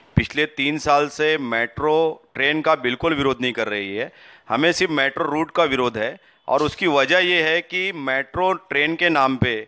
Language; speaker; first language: Hindi; non-native, local second language; Urdu